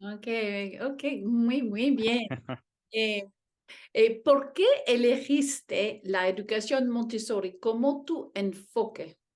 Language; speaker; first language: Spanish; non-native, learner; French